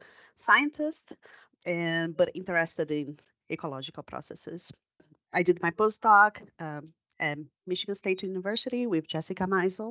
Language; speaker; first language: English; non-native, fluent; Portuguese